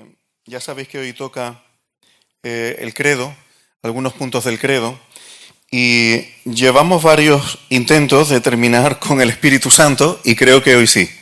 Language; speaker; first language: Spanish; native; Spanish